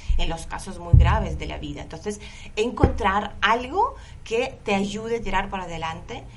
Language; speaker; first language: Spanish; non-native, fluent; Lithuanian